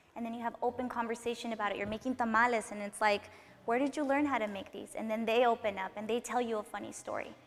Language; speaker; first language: English; early bilingual, other home language; Spanish